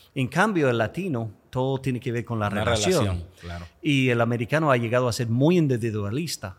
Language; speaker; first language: Spanish; non-native, fluent; English